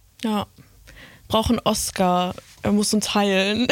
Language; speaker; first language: German; native; German